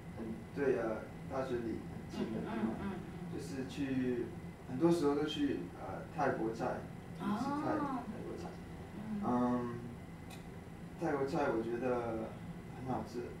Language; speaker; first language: Chinese; early bilingual, heritage; Cantonese